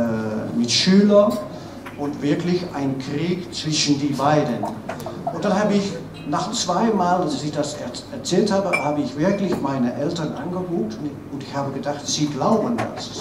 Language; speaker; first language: German; non-native, fluent; Dutch